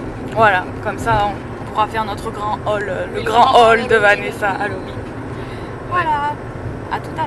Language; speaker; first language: French; native; French